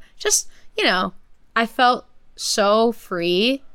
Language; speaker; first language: English; early bilingual, other home language; Portuguese